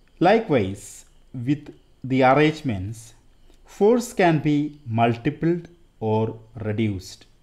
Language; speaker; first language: English; non-native, local second language; Malayalam